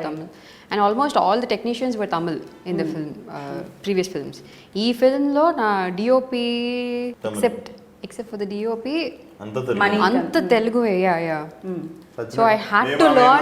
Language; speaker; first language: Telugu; non-native, learner; Tamil